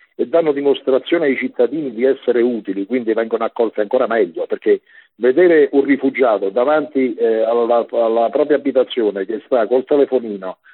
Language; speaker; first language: Italian; native; Italian